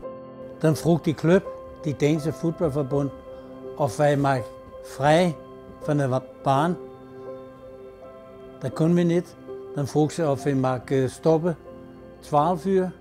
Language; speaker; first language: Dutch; non-native, fluent; Danish